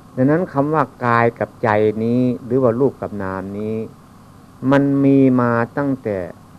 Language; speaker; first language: Thai; non-native, local second language; Northeastern Thai